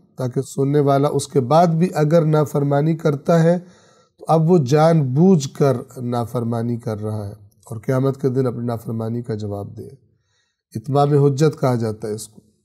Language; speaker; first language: Urdu; native; Urdu